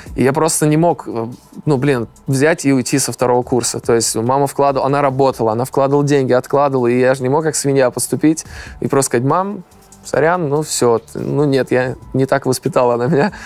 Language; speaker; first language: Russian; native; Russian